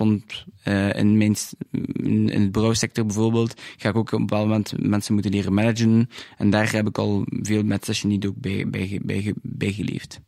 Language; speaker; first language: Dutch; non-native, local second language; French